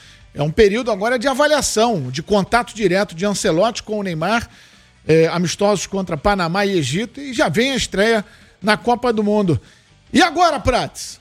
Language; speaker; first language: Portuguese; native; Portuguese